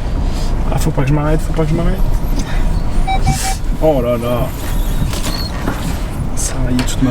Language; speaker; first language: French; native; French